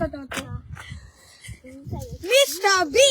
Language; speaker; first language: Japanese; native; Japanese